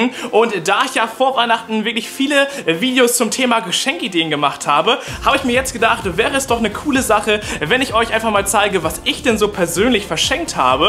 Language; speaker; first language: German; native; German